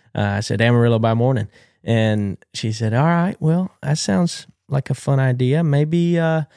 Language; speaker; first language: English; native; English